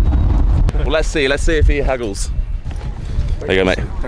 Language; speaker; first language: English; native; English